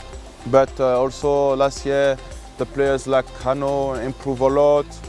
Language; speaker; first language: English; non-native, learner; French